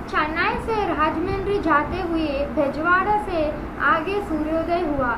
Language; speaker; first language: Hindi; non-native, local second language; Telugu